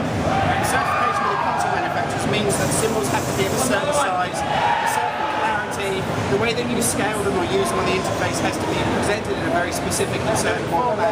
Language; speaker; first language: English; native; English